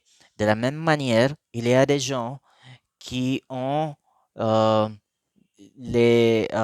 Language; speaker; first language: French; non-native, learner; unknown